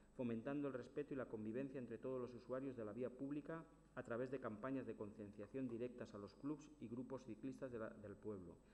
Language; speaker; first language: Spanish; non-native, local second language; Catalan